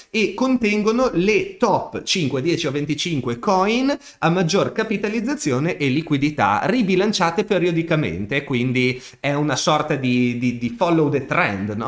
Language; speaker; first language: Italian; native; Italian